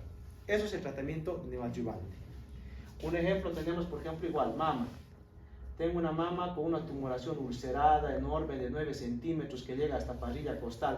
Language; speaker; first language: Spanish; native; Spanish